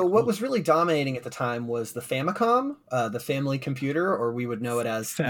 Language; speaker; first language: English; native; English